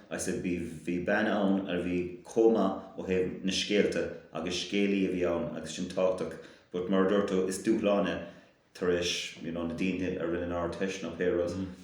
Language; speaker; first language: Irish; non-native, local second language; English